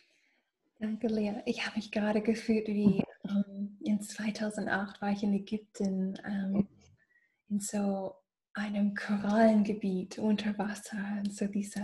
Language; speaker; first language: German; non-native, fluent; English